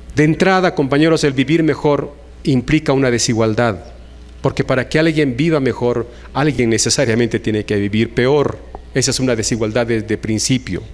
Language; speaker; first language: Spanish; non-native, local second language; Aymara